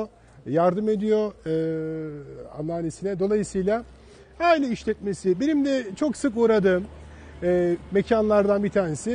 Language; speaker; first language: Turkish; native; Turkish